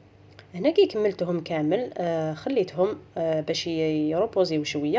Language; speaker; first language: Arabic; native; Arabic